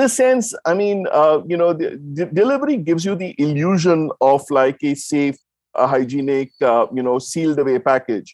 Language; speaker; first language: English; non-native, local second language; Tamil